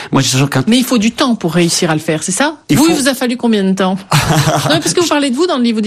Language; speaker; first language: French; native; French